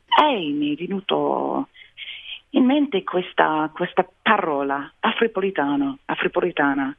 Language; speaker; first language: Italian; non-native, fluent; English